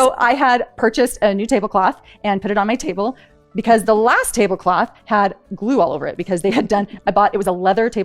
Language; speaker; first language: English; native; English